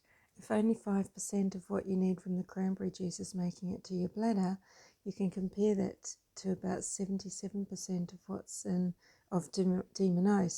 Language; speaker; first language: English; native; English